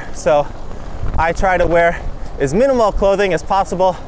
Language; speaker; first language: English; native; English